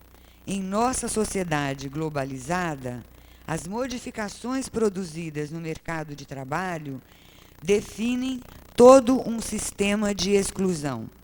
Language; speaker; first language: Portuguese; native; Portuguese